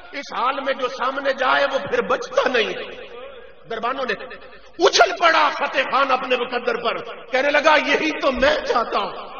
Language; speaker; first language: Urdu; native; Urdu